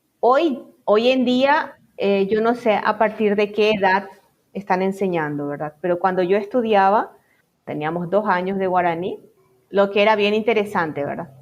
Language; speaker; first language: Spanish; native; Spanish